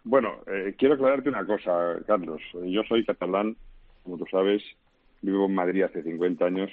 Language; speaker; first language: Spanish; non-native, local second language; Catalan